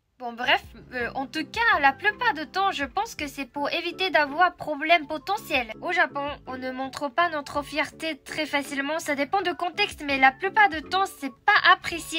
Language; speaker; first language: French; non-native, fluent; Japanese